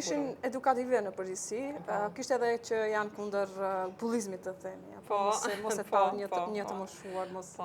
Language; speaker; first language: Albanian; native; Albanian